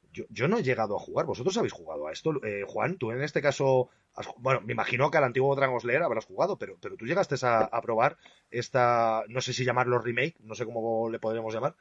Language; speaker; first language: Spanish; native; Spanish